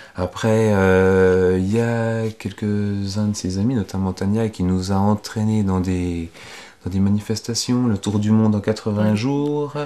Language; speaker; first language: French; native; French